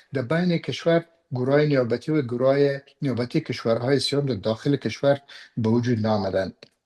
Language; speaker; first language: Persian; non-native, local second language; Pashto